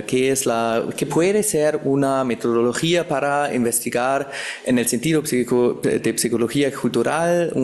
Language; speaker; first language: Spanish; non-native, fluent; German